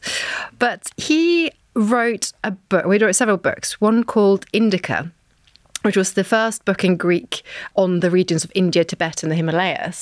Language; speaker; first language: English; non-native, fluent; Norwegian